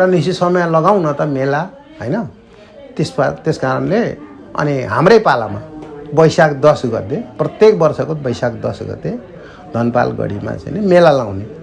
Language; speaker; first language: Nepali; non-native, local second language; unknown